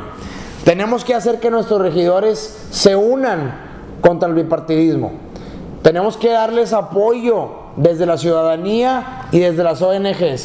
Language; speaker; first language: Spanish; native; Spanish